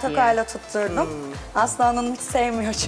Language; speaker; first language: Turkish; native; Turkish